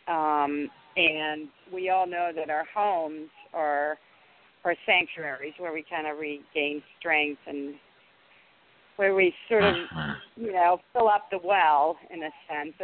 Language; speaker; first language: English; non-native, fluent; Danish